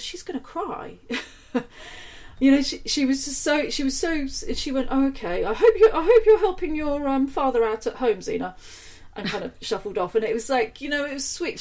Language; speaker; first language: English; native; English